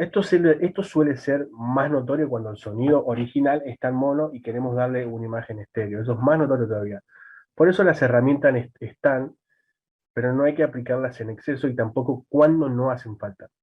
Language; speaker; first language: Spanish; native; Spanish